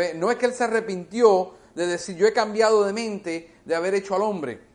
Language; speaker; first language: Spanish; early bilingual, heritage; Spanish